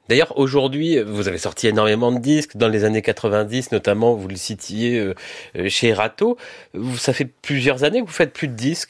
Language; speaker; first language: French; native; French